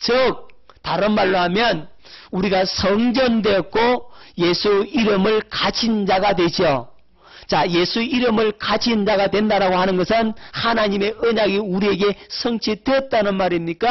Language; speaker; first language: Korean; native; Korean